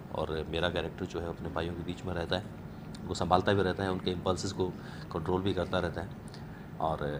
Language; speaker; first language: Hindi; native; Hindi